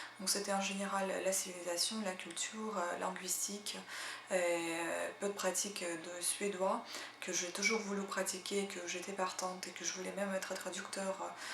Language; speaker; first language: French; non-native, fluent; Russian